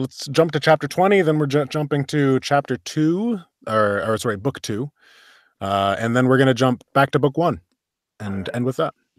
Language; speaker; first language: English; native; English